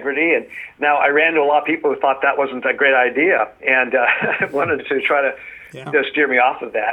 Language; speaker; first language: English; native; English